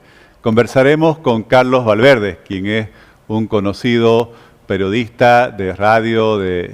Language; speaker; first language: Spanish; native; Spanish